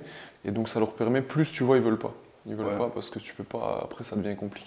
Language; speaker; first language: French; native; French